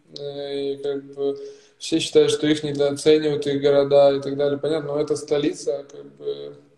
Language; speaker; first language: Russian; native; Russian